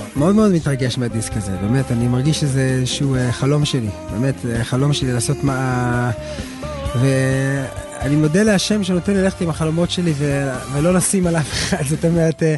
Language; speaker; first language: Hebrew; native; Hebrew